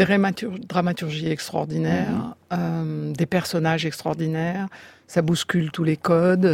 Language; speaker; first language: French; native; French